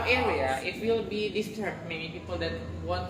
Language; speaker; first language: English; non-native, learner; Indonesian